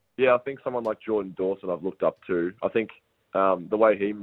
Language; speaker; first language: English; native; English